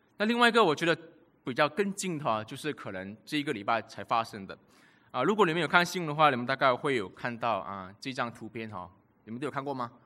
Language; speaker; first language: Chinese; native; Chinese